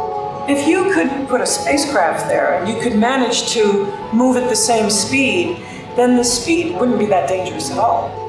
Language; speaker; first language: English; native; English